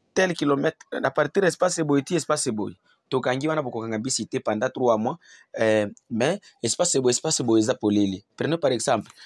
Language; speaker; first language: Lingala; non-native, local second language; Swahili